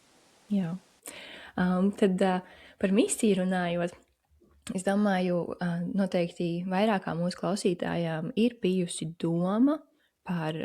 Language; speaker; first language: Latvian; native; Latvian